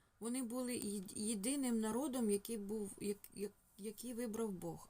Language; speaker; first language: Ukrainian; non-native, local second language; Russian